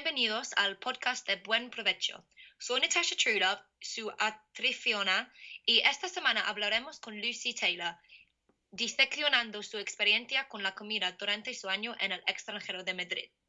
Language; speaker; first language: Spanish; non-native, learner; English